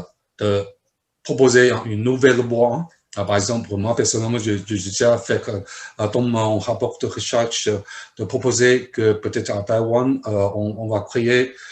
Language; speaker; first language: French; non-native, fluent; Chinese